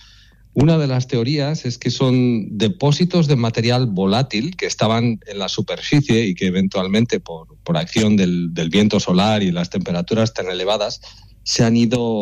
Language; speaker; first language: Spanish; native; Spanish